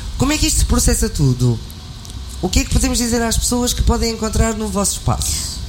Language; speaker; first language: Portuguese; native; Portuguese